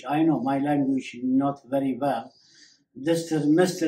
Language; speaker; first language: English; non-native, learner; Kurdish